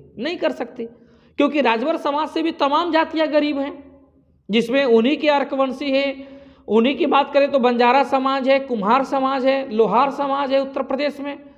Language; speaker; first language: Hindi; native; Hindi